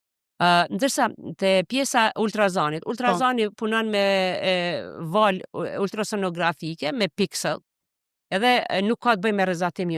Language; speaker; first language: Albanian; native; Albanian